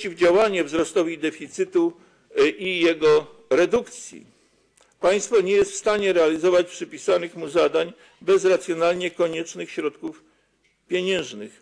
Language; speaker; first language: Polish; native; Polish